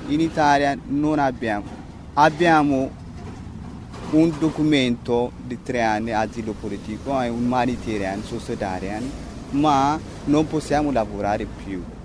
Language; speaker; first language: Italian; non-native, learner; Tigrinya